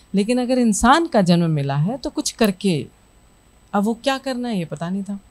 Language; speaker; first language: Hindi; native; Hindi